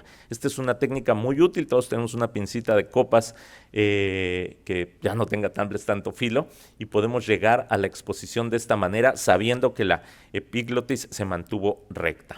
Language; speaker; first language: Spanish; native; Spanish